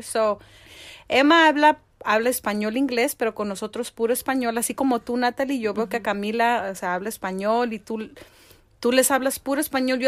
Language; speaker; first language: Spanish; early bilingual, heritage; Spanish